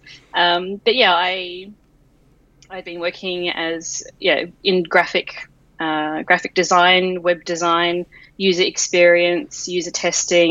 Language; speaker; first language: English; native; English